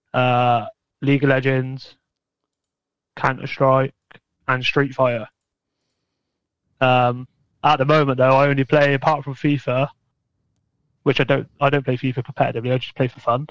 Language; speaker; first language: English; native; English